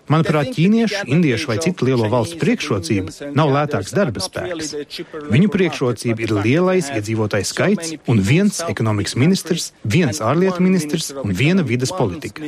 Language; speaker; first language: Latvian; early bilingual, heritage; Latvian